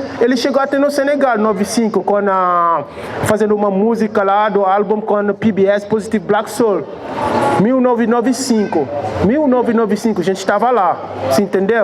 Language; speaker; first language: Portuguese; non-native, fluent; Wolof